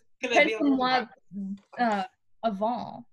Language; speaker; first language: French; non-native, learner; English